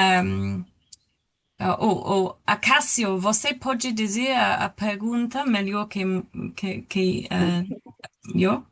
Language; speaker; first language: Portuguese; non-native, learner; English